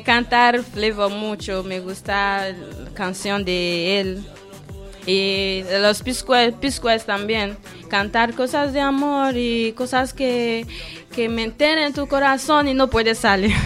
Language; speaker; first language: Spanish; non-native, learner; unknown